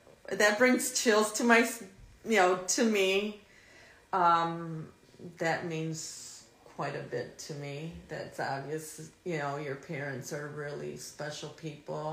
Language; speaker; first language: English; early bilingual, other home language; Spanish